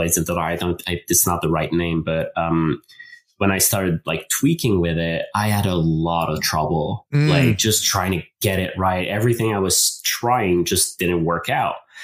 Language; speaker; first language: English; non-native, fluent; French